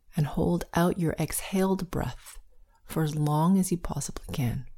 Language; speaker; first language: English; native; English